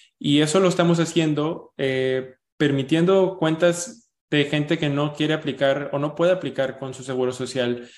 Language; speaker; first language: Spanish; early bilingual, heritage; Spanish